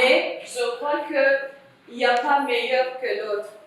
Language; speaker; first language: French; non-native, local second language; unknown